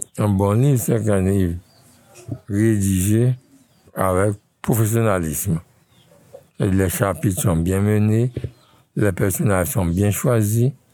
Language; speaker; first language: French; non-native, local second language; Haitian Creole